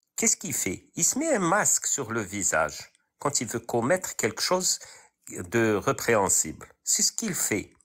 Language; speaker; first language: French; non-native, local second language; Arabic